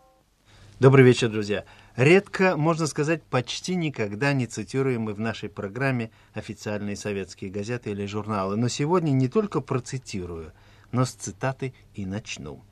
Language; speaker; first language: Russian; native; Russian